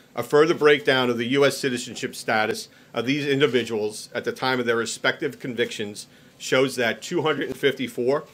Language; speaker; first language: English; native; English